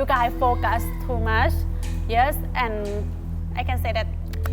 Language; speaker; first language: English; non-native, fluent; Thai